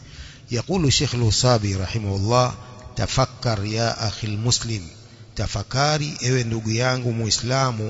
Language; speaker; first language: Arabic; non-native, fluent; Swahili